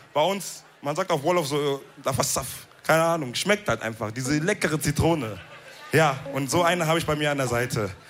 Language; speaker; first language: German; early bilingual, other home language; Wolof